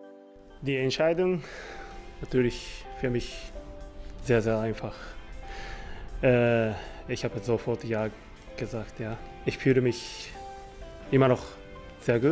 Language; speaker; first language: German; non-native, fluent; Japanese